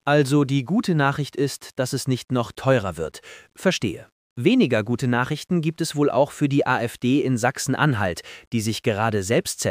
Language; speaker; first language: German; native; German